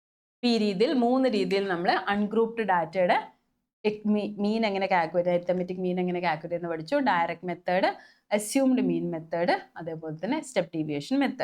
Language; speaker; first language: Malayalam; native; Malayalam